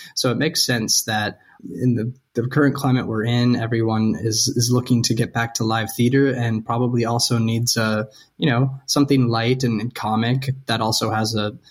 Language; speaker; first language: English; native; English